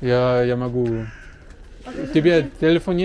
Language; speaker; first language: Russian; non-native, learner; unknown